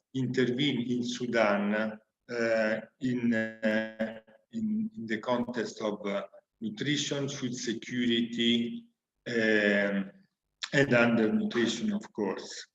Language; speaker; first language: English; non-native, learner; Italian